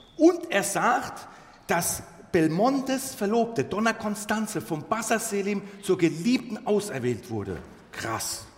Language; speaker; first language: German; early bilingual, other home language; Turkish